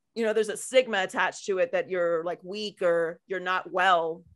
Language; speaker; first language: English; native; English